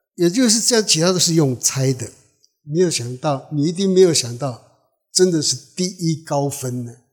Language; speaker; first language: Chinese; non-native, local second language; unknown